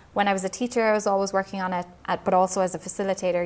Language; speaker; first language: English; native; English